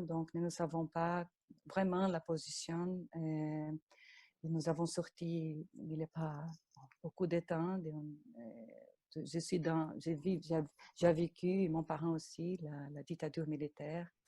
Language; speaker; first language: French; non-native, fluent; Portuguese